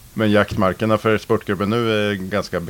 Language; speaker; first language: Swedish; native; Swedish